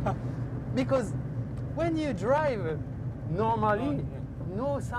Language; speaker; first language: English; non-native, learner; French